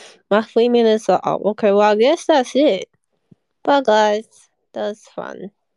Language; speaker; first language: English; native; English